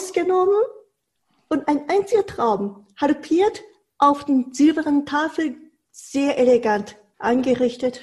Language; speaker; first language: German; non-native, fluent; Japanese